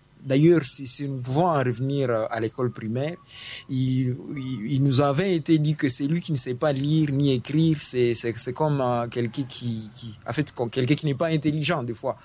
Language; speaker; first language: French; non-native, local second language; Swahili